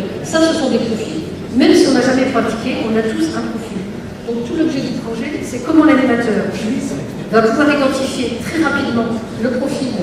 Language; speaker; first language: French; native; French